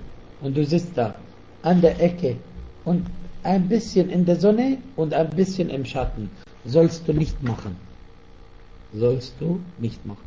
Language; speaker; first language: German; non-native, fluent; Arabic